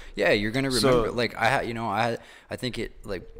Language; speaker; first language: English; native; English